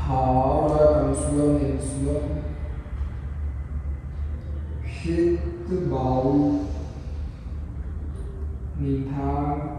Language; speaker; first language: Vietnamese; non-native, learner; Hindi